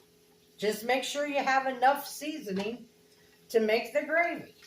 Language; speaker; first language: English; native; English